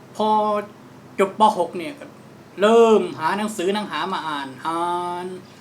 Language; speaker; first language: Thai; non-native, local second language; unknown